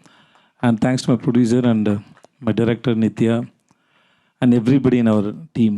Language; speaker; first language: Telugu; non-native, learner; Tamil